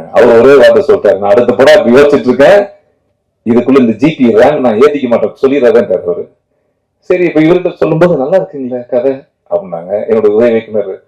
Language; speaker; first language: Tamil; native; Tamil